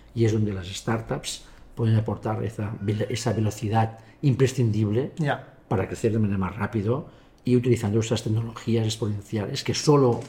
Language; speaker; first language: Spanish; native; Spanish